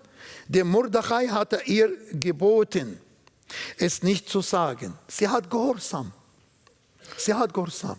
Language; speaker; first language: German; non-native, learner; Arabic